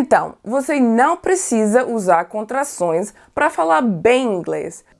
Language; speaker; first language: Portuguese; non-native, fluent; English